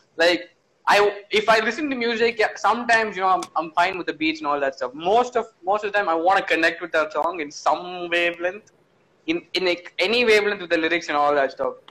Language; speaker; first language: English; non-native, local second language; Tamil